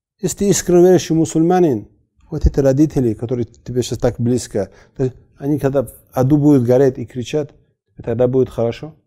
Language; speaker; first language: Russian; non-native, local second language; Avaric